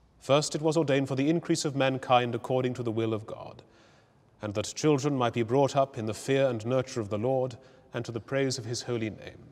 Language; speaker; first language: English; native; English